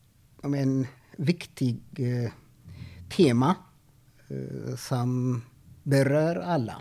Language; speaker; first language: Swedish; non-native, fluent; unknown